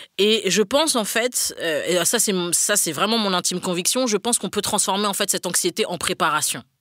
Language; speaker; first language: French; native; French